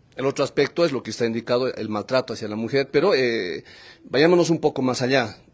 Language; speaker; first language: Spanish; native; Spanish